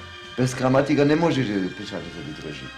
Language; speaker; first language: Macedonian; non-native, learner; German